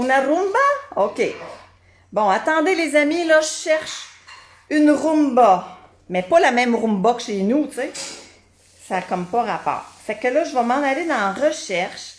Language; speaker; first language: French; native; French